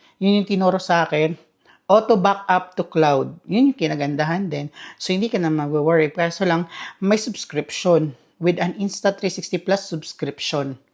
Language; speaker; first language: Filipino; non-native, local second language; Cebuano